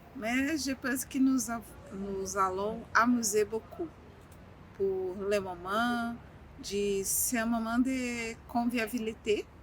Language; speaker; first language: French; non-native, learner; Portuguese